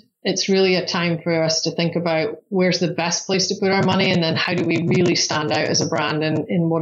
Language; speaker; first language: English; native; English